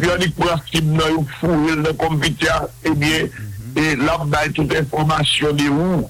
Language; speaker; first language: French; non-native, local second language; Haitian Creole